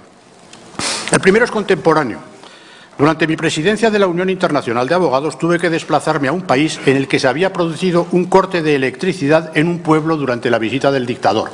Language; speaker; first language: Spanish; native; Spanish